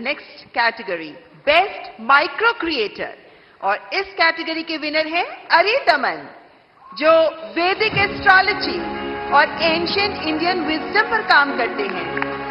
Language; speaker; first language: Hindi; native; Hindi